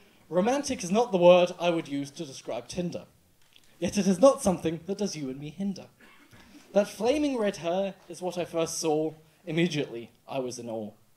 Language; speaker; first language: English; native; English